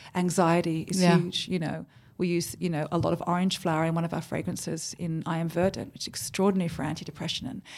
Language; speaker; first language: English; native; English